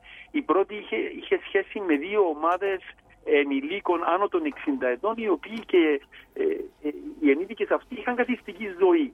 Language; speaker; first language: Greek; native; Greek